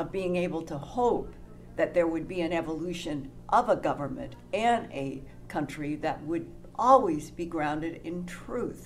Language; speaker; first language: English; native; English